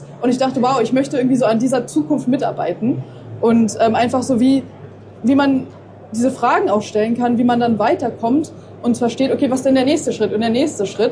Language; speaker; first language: German; native; German